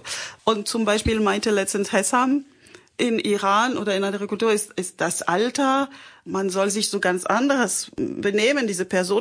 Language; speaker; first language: German; non-native, fluent; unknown